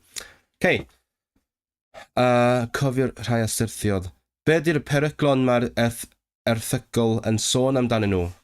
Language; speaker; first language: Welsh; non-native, fluent; Cantonese